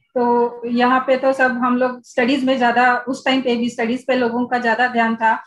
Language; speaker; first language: Hindi; non-native, local second language; Marathi